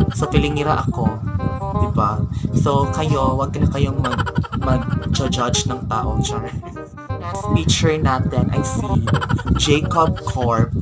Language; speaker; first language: Filipino; non-native, local second language; Cebuano